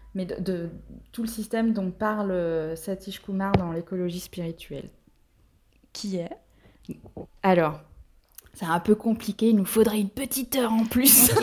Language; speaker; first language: French; native; French